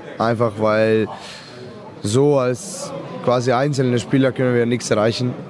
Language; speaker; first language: German; non-native, fluent; Serbian